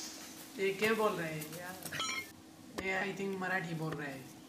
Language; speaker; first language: Hindi; non-native, local second language; Pashto